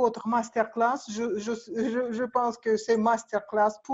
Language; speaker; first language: French; non-native, learner; Russian